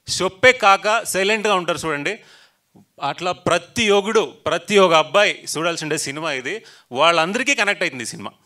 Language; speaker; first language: Telugu; native; Telugu